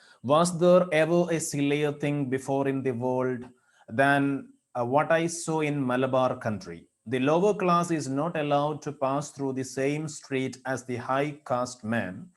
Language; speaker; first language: English; non-native, local second language; Malayalam